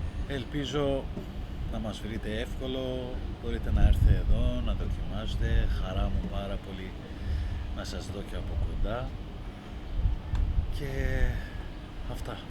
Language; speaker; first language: Greek; non-native, learner; Persian